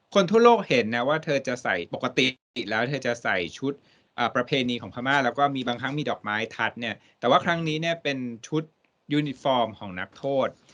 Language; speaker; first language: Thai; native; Thai